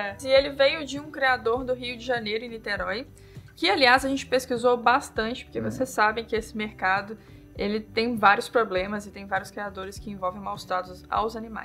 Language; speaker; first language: Portuguese; native; Portuguese